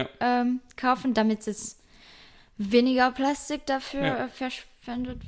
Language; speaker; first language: German; non-native, fluent; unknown